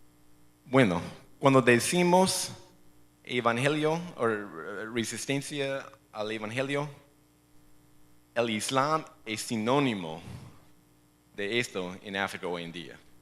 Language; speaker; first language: Spanish; non-native, fluent; English